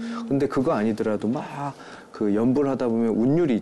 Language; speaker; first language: Korean; native; Korean